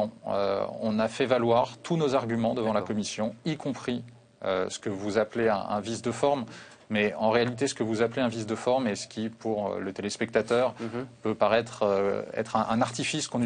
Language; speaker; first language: French; native; French